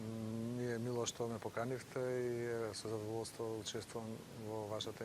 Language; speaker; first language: Macedonian; native; Macedonian